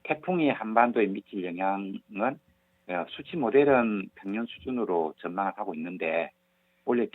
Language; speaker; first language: Korean; native; Korean